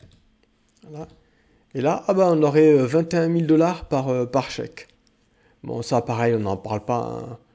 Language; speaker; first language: French; native; French